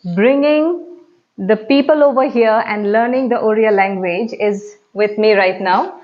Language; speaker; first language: English; non-native, local second language; Assamese